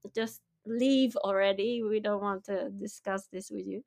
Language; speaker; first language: English; non-native, fluent; Dutch